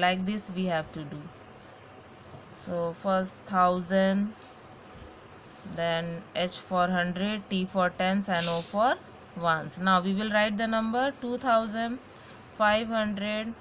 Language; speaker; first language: English; non-native, local second language; Hindi